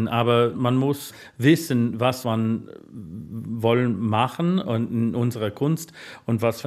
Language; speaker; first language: German; non-native, learner; English